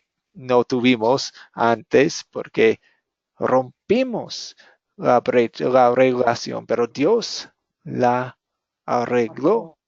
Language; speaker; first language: Spanish; non-native, fluent; English